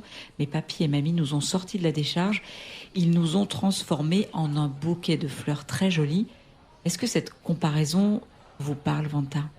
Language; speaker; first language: French; native; French